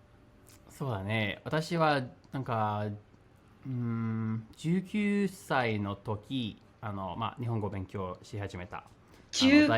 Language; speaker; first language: Japanese; non-native, fluent; English